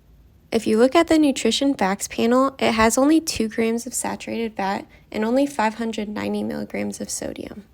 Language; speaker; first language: English; native; English